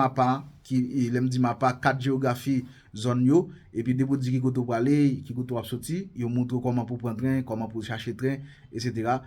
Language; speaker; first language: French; non-native, local second language; Haitian Creole